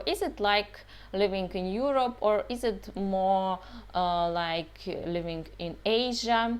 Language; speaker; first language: English; non-native, fluent; Russian